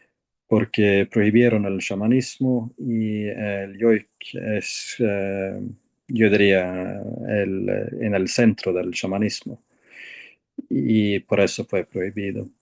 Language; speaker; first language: Spanish; non-native, fluent; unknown